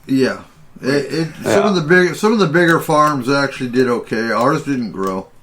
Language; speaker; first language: English; native; English